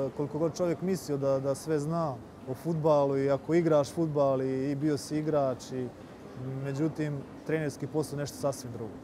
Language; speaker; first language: Serbian; native; Serbian